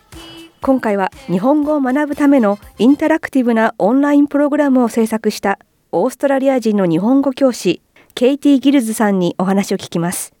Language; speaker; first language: Japanese; native; Japanese